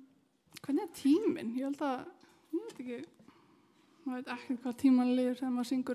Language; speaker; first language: Icelandic; native; Icelandic